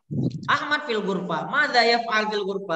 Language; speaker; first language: Arabic; non-native, learner; Indonesian